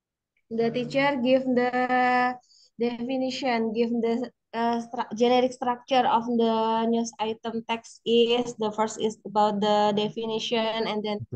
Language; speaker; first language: English; non-native, learner; Indonesian